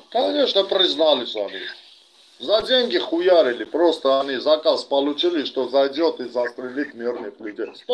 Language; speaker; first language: Russian; native; Russian